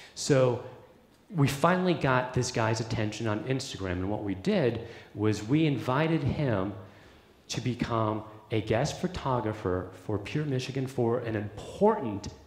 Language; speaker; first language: English; native; English